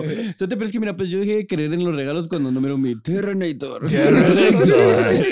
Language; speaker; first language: Spanish; native; Spanish